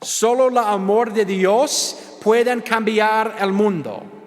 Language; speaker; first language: Spanish; non-native, learner; English